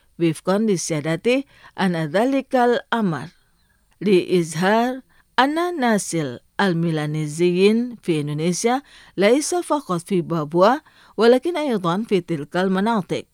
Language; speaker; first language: Arabic; non-native, fluent; Indonesian